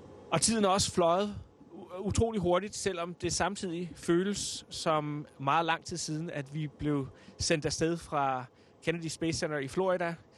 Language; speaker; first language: Danish; native; Danish